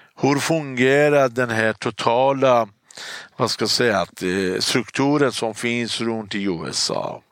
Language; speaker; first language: Swedish; non-native, fluent; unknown